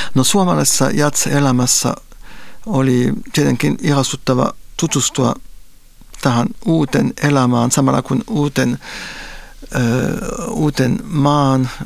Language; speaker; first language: Finnish; non-native, fluent; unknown